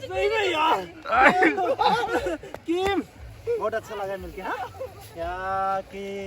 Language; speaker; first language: Hindi; non-native, local second language; Bodo